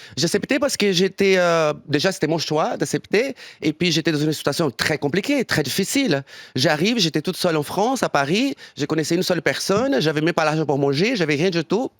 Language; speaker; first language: French; non-native, fluent; Portuguese